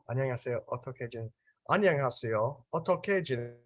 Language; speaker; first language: Korean; non-native, learner; English